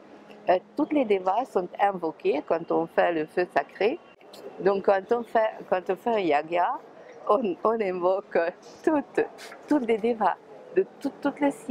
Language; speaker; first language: French; non-native, fluent; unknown